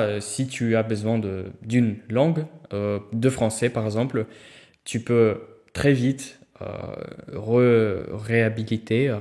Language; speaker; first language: French; non-native, fluent; Russian